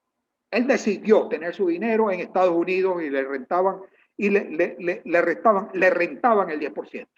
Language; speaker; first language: Spanish; native; Spanish